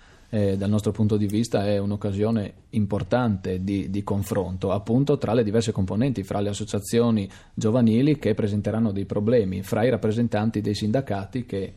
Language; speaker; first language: Italian; native; Italian